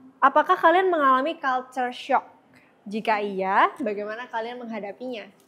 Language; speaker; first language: Indonesian; native; Indonesian